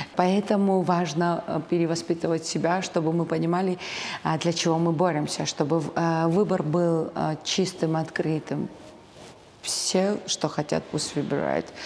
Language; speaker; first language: Russian; non-native, local second language; Georgian